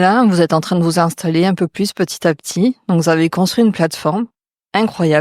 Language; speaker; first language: French; native; French